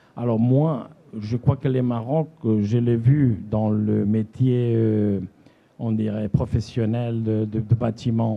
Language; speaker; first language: French; non-native, fluent; Spanish